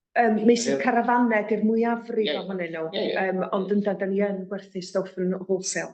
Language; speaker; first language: Welsh; native; Welsh